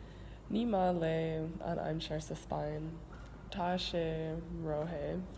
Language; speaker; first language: Irish; non-native, learner; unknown